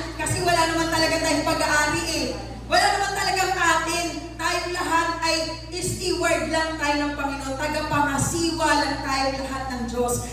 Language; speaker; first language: Filipino; native; Filipino